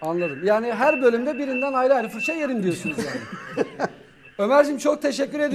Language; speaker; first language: Turkish; native; Turkish